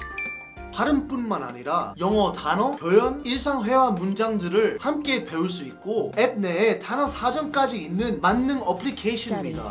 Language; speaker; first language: Korean; non-native, fluent; English